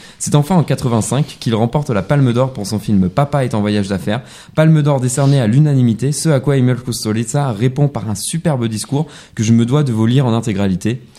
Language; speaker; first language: French; native; French